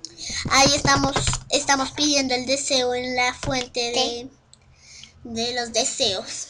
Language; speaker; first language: Spanish; native; Spanish